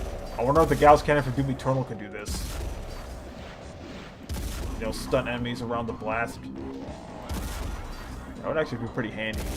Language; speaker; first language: English; native; English